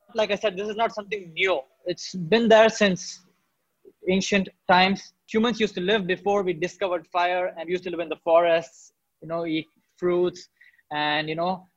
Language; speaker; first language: English; non-native, local second language; Hindi